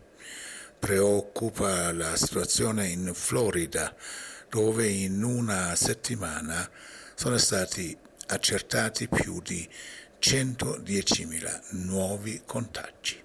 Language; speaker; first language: Italian; non-native, fluent; Persian